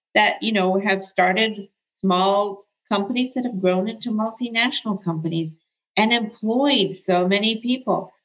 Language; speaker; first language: English; early bilingual, other home language; Arabic